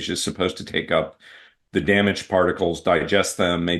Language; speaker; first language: English; native; English